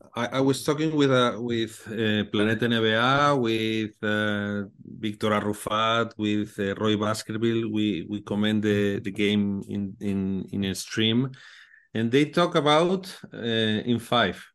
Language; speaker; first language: English; non-native, learner; Spanish